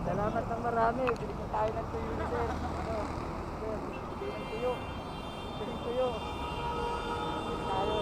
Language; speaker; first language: Filipino; native; Filipino